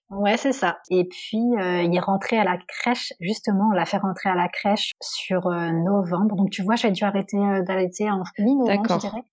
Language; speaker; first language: French; native; French